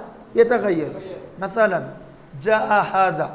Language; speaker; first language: Arabic; non-native, fluent; Bangla